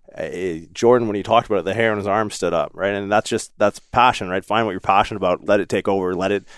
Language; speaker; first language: English; native; English